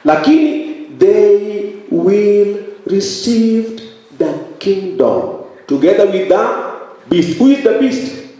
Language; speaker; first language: English; non-native, local second language; Swahili